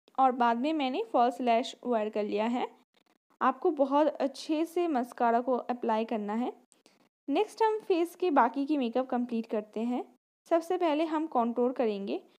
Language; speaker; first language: Hindi; non-native, local second language; Bangla